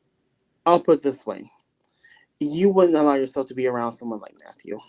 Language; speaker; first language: English; native; English